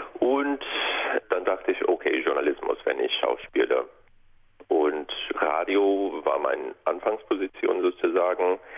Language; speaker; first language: German; non-native, fluent; English